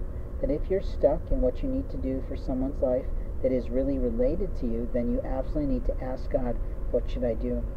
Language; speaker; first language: English; native; English